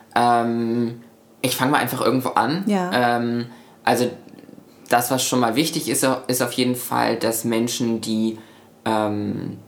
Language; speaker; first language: German; native; German